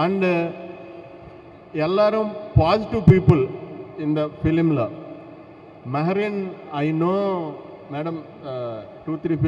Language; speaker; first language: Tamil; non-native, learner; Telugu